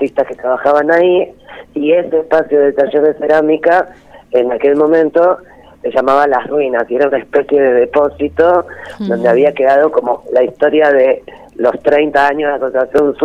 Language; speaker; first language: Spanish; native; Spanish